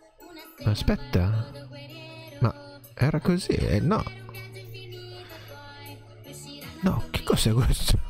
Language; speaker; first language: Italian; non-native, learner; Japanese